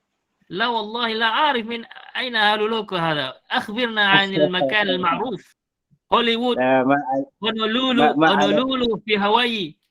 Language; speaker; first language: Arabic; non-native, fluent; Malay